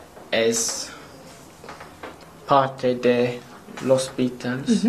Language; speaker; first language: Spanish; non-native, learner; English